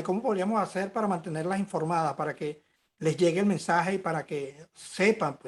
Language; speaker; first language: Spanish; native; Spanish